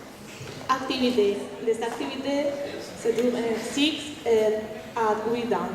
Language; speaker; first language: French; non-native, learner; Spanish